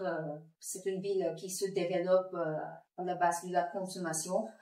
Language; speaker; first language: French; non-native, fluent; Filipino